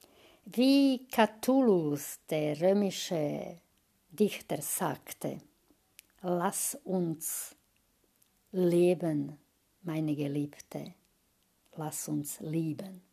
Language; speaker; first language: German; non-native, fluent; Croatian